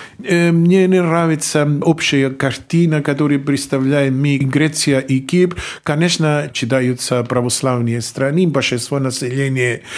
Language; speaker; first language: Russian; non-native, fluent; Greek